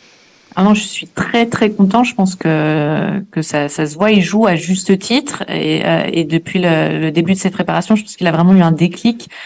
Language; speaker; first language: French; native; French